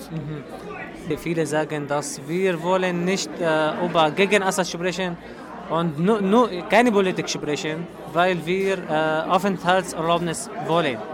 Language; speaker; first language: German; non-native, learner; Arabic